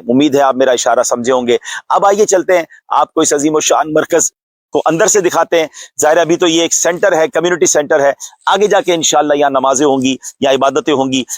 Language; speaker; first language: Urdu; native; Urdu